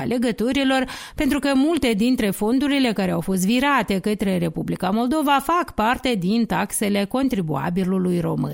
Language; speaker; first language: Romanian; native; Romanian